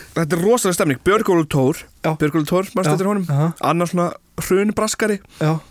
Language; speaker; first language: Icelandic; native; Icelandic